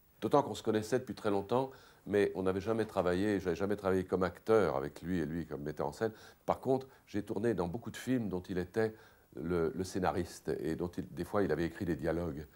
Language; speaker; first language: French; native; French